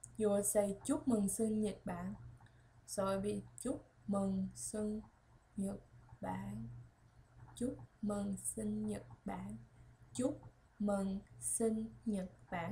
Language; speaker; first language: Vietnamese; early bilingual, heritage; Vietnamese